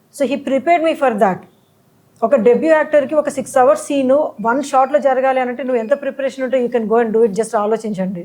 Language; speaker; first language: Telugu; early bilingual, heritage; Telugu